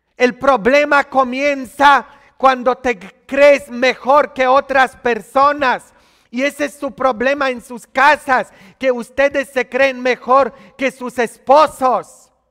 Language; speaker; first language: Spanish; non-native, fluent; Polish